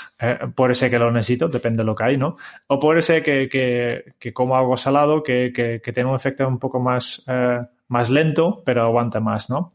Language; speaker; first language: Spanish; non-native, fluent; Dutch